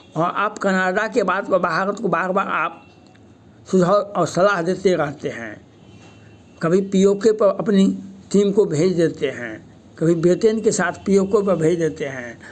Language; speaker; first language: Hindi; native; Hindi